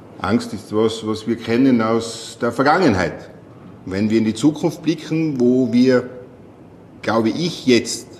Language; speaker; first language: German; native; German